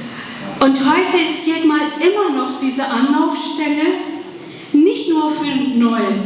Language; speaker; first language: German; non-native, fluent; Kurdish